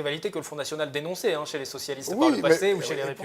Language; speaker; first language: French; native; French